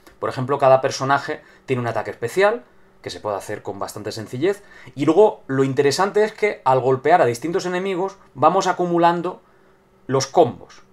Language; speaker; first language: Spanish; native; Spanish